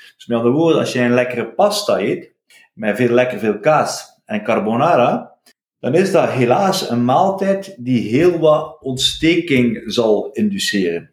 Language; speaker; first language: Dutch; native; Dutch